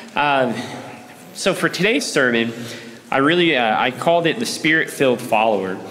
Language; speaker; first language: English; native; English